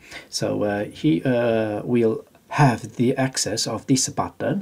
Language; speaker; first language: English; non-native, fluent; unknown